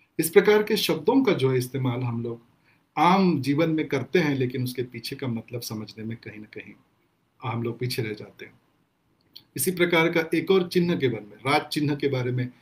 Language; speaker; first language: Hindi; non-native, local second language; Gondi